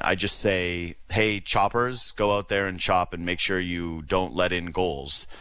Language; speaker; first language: English; native; English